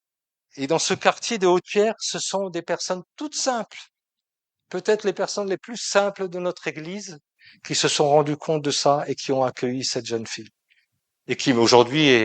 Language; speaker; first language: French; native; French